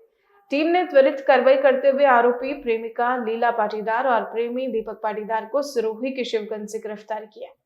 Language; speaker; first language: Hindi; native; Hindi